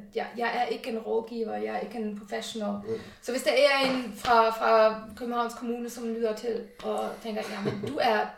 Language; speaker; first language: Danish; non-native, fluent; English